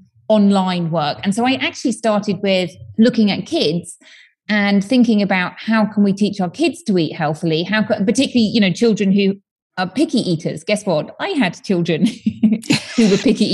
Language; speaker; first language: English; native; English